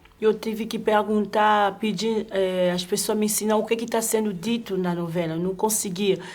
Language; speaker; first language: Portuguese; native; Portuguese